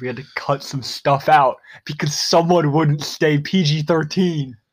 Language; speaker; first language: English; native; English